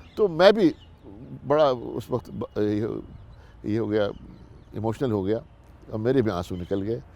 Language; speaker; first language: Urdu; non-native, local second language; Kashmiri